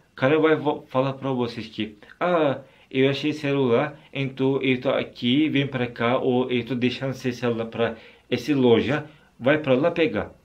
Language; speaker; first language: Portuguese; non-native, learner; Turkish